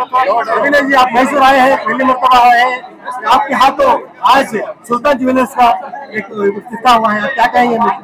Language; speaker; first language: Hindi; native; Hindi